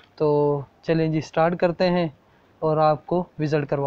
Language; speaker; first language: Hindi; native; Hindi